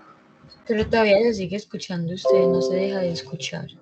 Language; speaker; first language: Spanish; native; Spanish